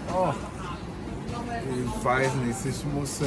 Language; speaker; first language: German; non-native, fluent; Lingala